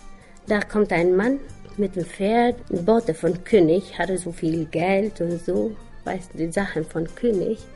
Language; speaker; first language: German; non-native, learner; Albanian